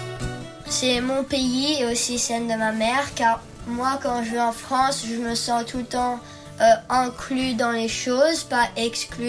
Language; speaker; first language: French; early bilingual, heritage; French